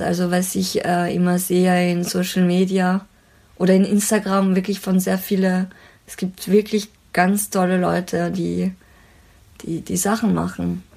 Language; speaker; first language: German; non-native, fluent; French